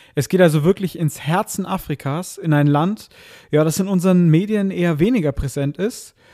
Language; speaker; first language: German; native; German